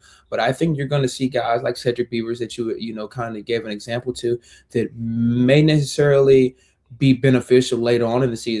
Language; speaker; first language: English; native; English